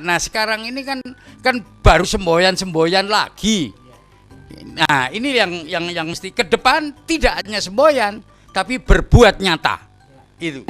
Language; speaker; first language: Indonesian; native; Indonesian